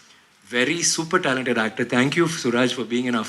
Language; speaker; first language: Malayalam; non-native, learner; Tamil